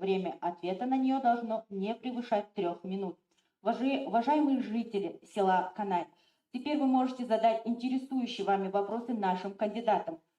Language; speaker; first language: Russian; non-native, local second language; Kazakh